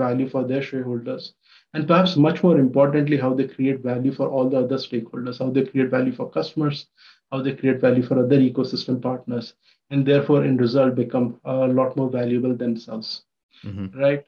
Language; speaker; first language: English; non-native, local second language; Hindi